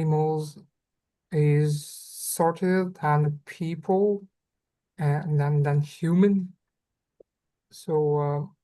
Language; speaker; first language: English; non-native, learner; Vietnamese